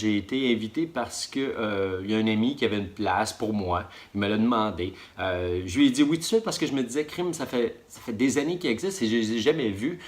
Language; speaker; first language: French; native; French